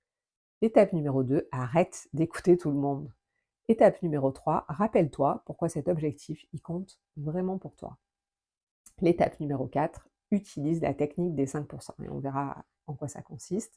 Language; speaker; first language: French; native; French